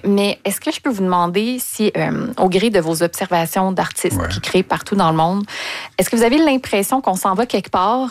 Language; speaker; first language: French; native; French